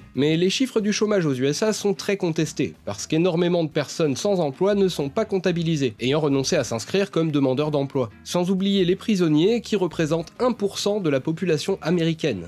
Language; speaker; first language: French; native; French